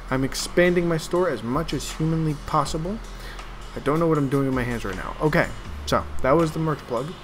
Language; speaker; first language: English; native; English